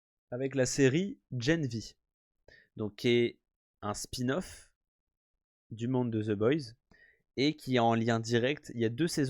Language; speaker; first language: French; native; French